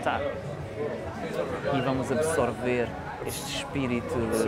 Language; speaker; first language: Portuguese; native; Portuguese